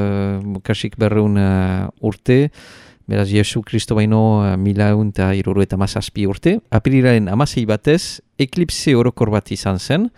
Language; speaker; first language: Basque; native; Basque